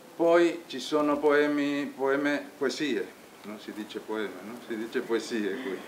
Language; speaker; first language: Italian; non-native, learner; Spanish